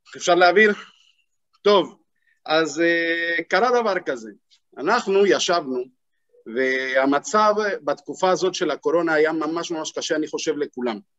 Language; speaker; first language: Hebrew; non-native, fluent; Spanish